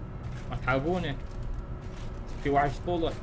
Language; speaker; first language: Arabic; native; Arabic